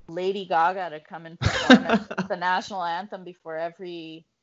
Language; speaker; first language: English; native; English